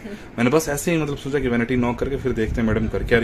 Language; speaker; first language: Hindi; native; Hindi